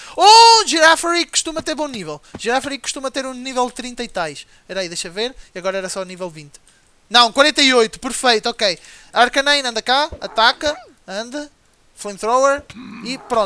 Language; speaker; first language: Portuguese; native; Portuguese